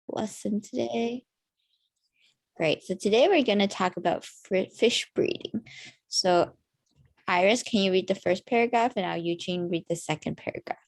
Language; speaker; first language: English; non-native, fluent; Chinese